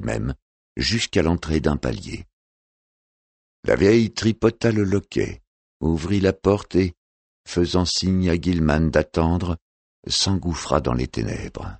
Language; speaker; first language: French; native; French